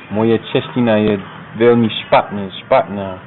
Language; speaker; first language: Czech; non-native, learner; English